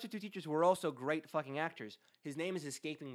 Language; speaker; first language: English; early bilingual, other home language; Spanish